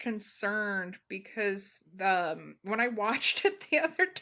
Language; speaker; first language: English; native; English